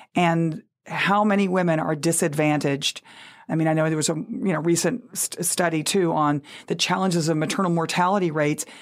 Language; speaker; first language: English; native; English